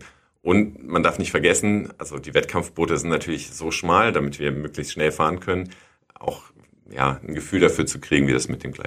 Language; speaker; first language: German; native; German